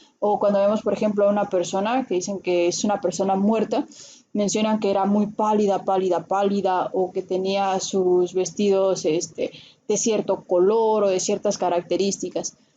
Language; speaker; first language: Spanish; native; Spanish